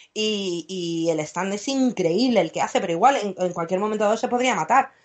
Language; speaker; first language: Spanish; non-native, fluent; English